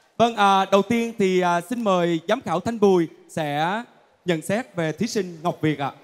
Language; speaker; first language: Vietnamese; native; Vietnamese